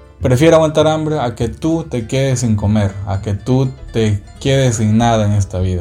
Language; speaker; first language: Spanish; native; Spanish